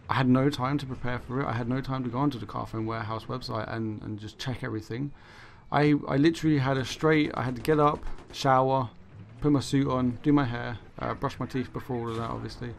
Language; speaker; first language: English; native; English